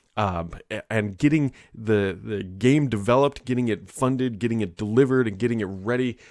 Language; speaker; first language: English; native; English